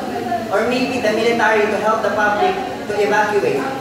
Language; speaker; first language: English; non-native, local second language; Filipino